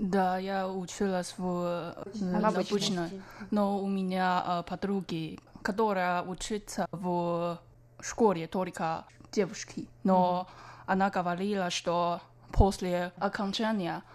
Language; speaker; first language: Russian; non-native, learner; Chinese